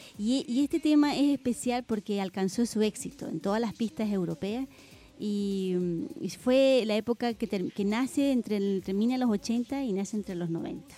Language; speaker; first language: Spanish; native; Spanish